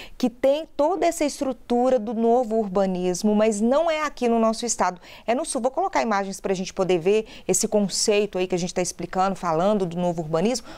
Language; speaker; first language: Portuguese; native; Portuguese